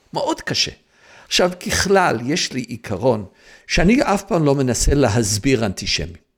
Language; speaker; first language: Hebrew; non-native, fluent; English